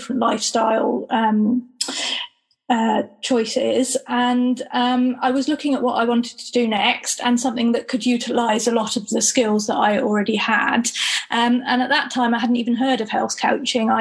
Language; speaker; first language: English; native; English